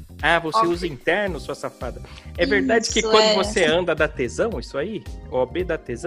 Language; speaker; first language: Portuguese; native; Portuguese